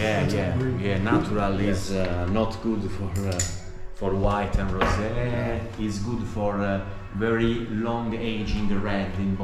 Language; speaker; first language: English; non-native, learner; Italian